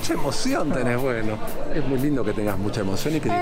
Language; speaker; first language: Spanish; native; Spanish